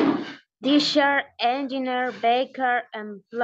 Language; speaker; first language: English; non-native, learner; Spanish